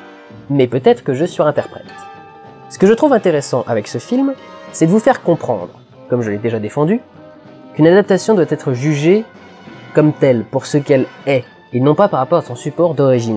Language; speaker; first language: French; native; French